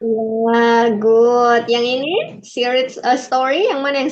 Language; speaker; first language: Indonesian; native; Indonesian